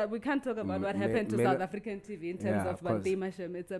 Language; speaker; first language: English; non-native, local second language; Tsonga